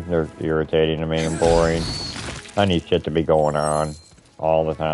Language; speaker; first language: English; native; English